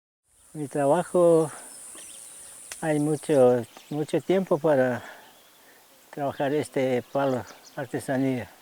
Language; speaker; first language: Spanish; non-native, local second language; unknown